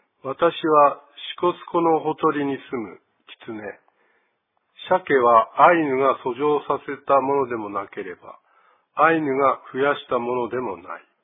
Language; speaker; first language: Japanese; native; Japanese